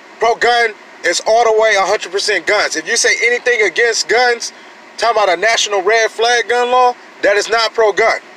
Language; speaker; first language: English; native; English